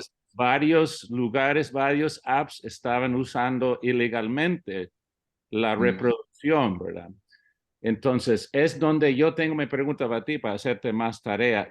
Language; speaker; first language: Spanish; early bilingual, heritage; English